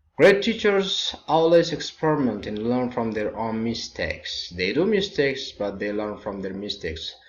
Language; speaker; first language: English; non-native, local second language; Amharic